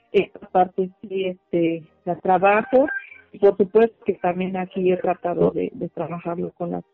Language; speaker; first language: Spanish; non-native, local second language; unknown